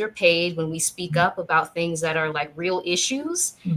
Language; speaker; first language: English; native; English